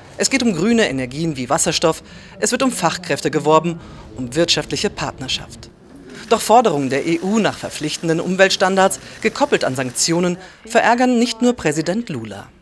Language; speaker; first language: German; native; German